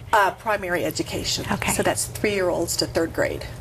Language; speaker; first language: English; native; English